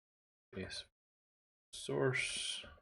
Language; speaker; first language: English; native; English